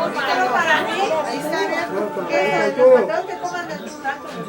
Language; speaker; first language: Spanish; native; Spanish